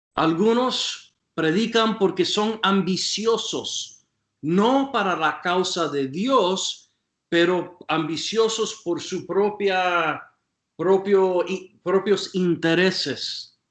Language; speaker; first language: Spanish; non-native, fluent; English